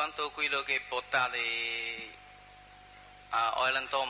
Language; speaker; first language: Italian; non-native, learner; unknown